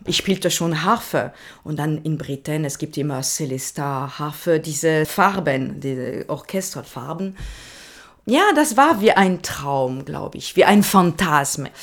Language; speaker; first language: German; non-native, learner; French